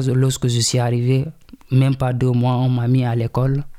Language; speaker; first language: French; non-native, local second language; Wolof